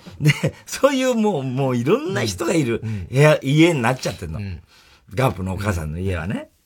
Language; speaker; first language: Japanese; native; Japanese